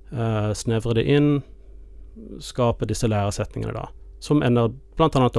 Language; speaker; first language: Norwegian; non-native, fluent; English